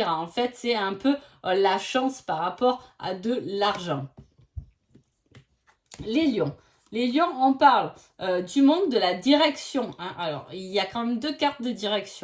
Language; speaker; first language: French; native; French